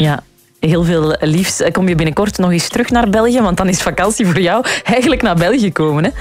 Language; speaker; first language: Dutch; native; Dutch